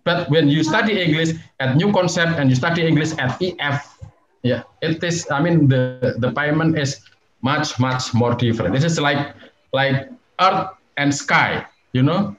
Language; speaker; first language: English; non-native, fluent; Javanese